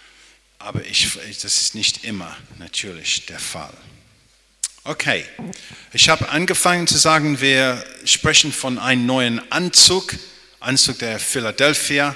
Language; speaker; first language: German; non-native, fluent; English